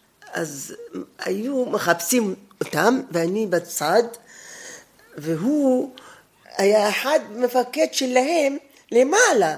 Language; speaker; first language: Hebrew; non-native, fluent; Arabic